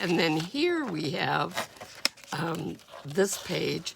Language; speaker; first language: English; native; English